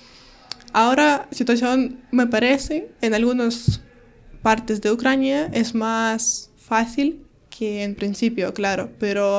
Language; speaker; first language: Spanish; non-native, learner; Ukrainian